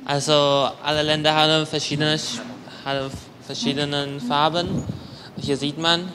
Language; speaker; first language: German; non-native, learner; Chinese